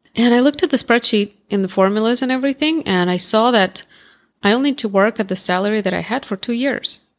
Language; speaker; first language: English; non-native, fluent; Russian